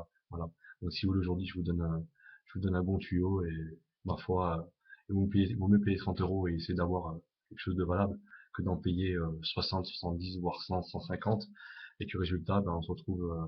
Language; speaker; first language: French; native; French